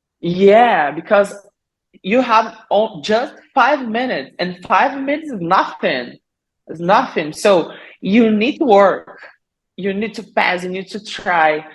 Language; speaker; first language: English; non-native, learner; Portuguese